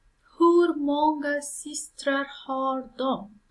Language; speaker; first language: Swedish; non-native, fluent; Persian